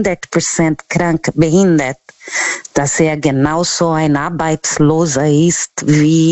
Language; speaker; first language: German; non-native, learner; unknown